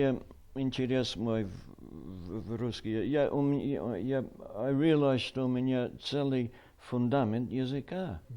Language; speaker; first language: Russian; early bilingual, heritage; Russian